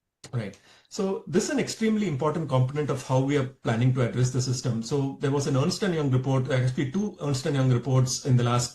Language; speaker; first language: English; non-native, local second language; Tamil